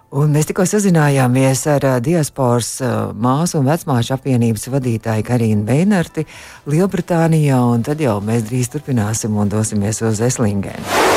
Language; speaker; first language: Latvian; native; Latvian